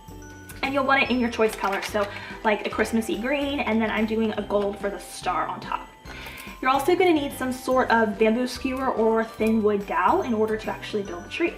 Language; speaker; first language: English; native; English